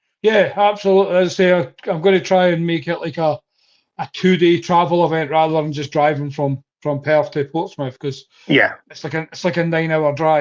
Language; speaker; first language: English; native; English